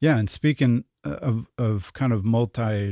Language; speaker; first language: English; native; English